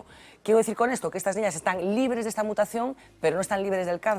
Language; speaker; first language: Spanish; native; Spanish